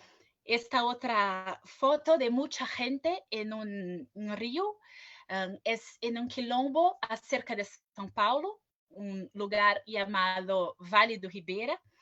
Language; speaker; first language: Spanish; non-native, fluent; Portuguese